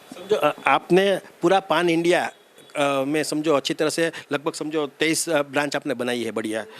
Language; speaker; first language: Hindi; non-native, local second language; Gujarati